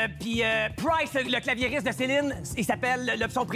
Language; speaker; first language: French; native; French